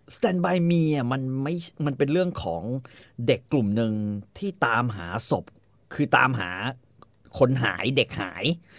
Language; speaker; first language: Thai; native; Thai